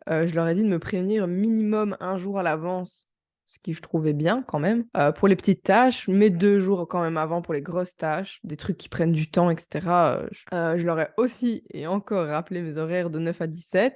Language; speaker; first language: French; native; French